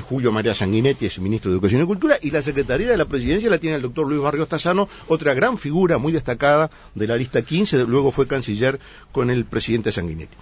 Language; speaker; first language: Spanish; native; Spanish